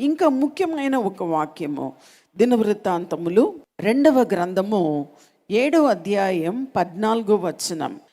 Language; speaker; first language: Telugu; non-native, local second language; Malayalam